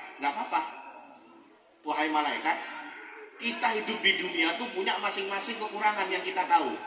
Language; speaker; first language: Indonesian; non-native, local second language; Javanese